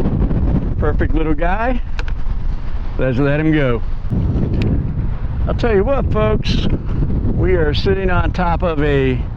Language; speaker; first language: English; native; English